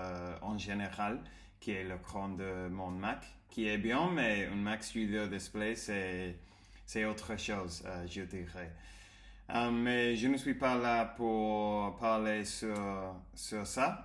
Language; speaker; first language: French; non-native, learner; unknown